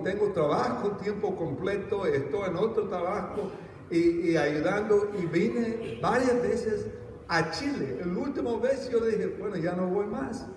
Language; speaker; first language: Spanish; non-native, fluent; English